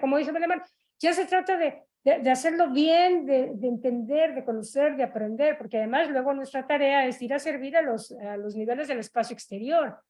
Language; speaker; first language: Spanish; native; Spanish